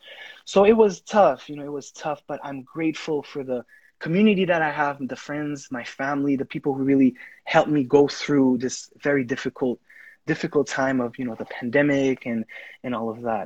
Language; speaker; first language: English; non-native, fluent; Haitian Creole